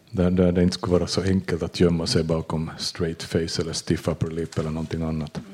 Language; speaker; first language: Swedish; native; Swedish